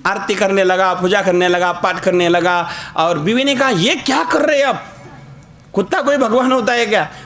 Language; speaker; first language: Hindi; non-native, local second language; Marathi